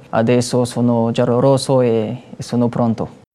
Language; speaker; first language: Italian; non-native, learner; French